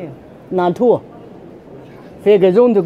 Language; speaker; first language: German; non-native, learner; Chinese